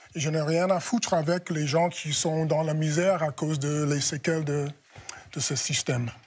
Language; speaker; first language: French; non-native, fluent; English